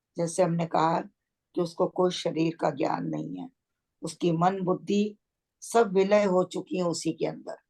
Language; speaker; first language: Hindi; native; Hindi